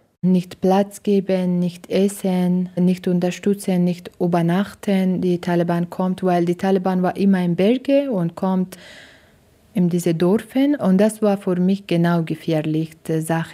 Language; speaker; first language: German; non-native, learner; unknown